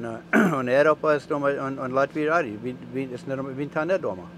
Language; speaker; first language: Latvian; early bilingual, heritage; English